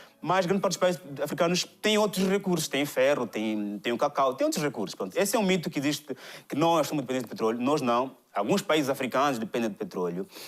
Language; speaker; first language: Portuguese; native; Portuguese